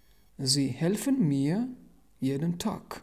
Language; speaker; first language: German; non-native, learner; Tajik